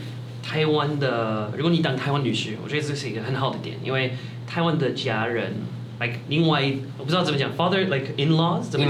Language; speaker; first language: Chinese; non-native, fluent; French